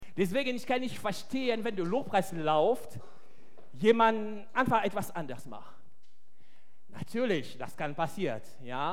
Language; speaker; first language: German; non-native, fluent; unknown